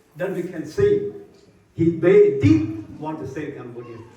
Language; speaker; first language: English; non-native, learner; Khmer